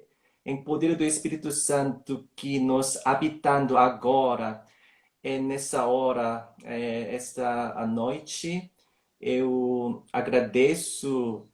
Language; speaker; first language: Portuguese; non-native, learner; Korean